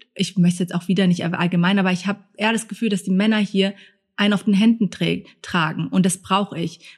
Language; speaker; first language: German; early bilingual, other home language; Thai